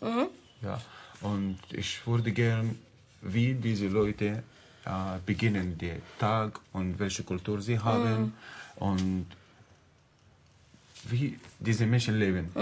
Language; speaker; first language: German; non-native, learner; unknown